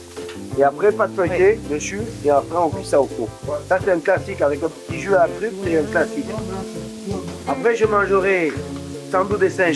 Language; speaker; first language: French; native; French